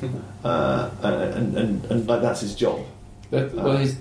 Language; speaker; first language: English; native; English